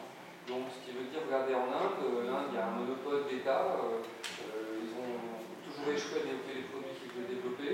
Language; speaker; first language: French; native; French